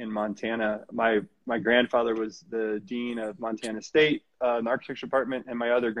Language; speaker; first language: English; native; English